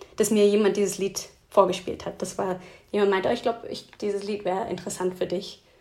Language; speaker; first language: German; non-native, fluent; English